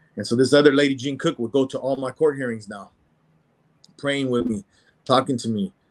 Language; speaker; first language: English; native; English